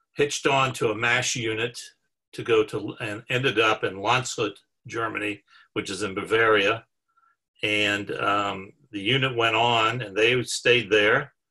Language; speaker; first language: English; native; English